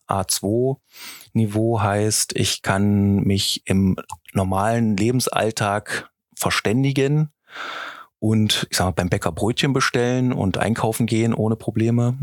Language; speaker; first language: German; native; German